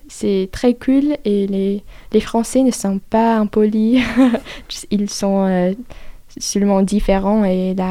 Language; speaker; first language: French; non-native, fluent; English